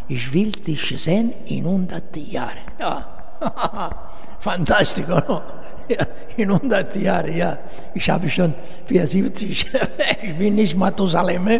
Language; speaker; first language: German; non-native, learner; Italian